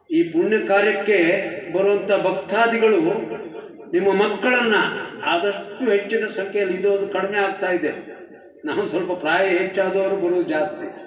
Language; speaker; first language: Kannada; native; Kannada